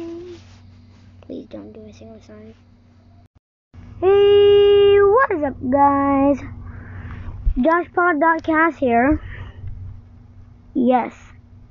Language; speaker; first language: English; non-native, local second language; Filipino